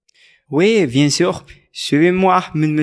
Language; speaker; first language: French; non-native, learner; Spanish